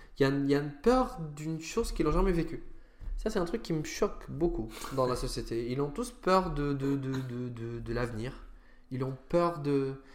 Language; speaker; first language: French; non-native, fluent; Arabic